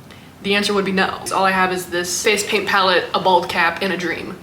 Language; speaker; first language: English; native; English